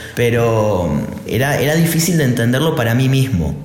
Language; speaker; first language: Spanish; native; Spanish